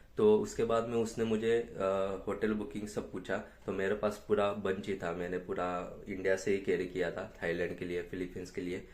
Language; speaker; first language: Hindi; non-native, local second language; Gujarati